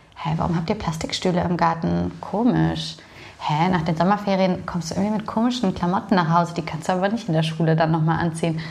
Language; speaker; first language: German; early bilingual, other home language; Bulgarian